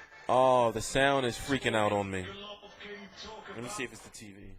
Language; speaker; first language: English; native; English